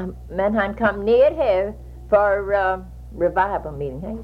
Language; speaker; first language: Swedish; early bilingual, heritage; Swedish